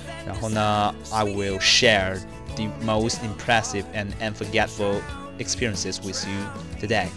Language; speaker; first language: English; non-native, fluent; Chinese